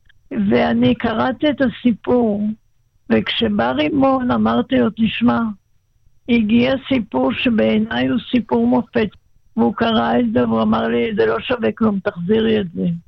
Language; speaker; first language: Hebrew; non-native, local second language; German